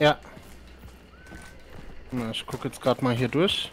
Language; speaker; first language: German; native; German